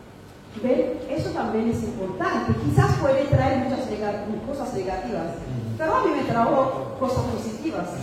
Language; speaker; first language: Spanish; non-native, fluent; Amharic